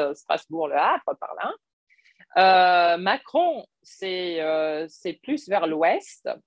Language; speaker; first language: French; non-native, fluent; English